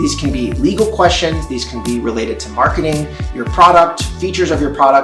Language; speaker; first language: English; native; English